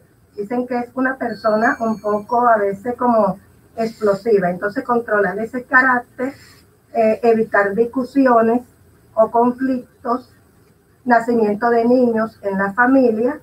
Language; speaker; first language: Spanish; native; Spanish